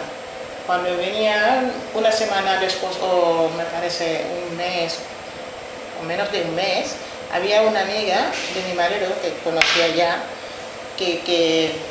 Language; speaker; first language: Spanish; non-native, fluent; Wolof